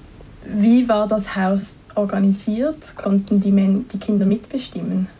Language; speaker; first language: German; native; German